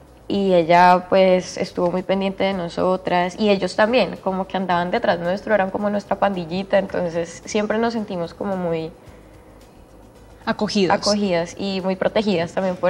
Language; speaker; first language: Spanish; native; Spanish